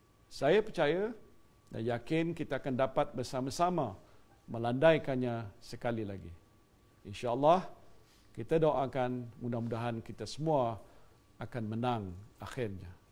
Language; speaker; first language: Malay; native; Malay